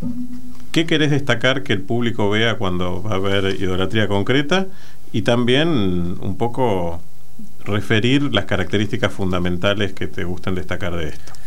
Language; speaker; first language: Spanish; native; Spanish